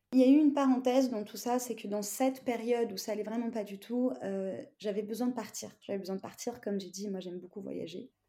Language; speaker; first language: French; non-native, local second language; Arabic